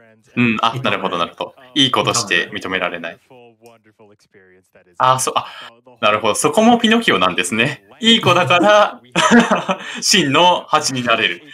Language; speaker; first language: Japanese; native; Japanese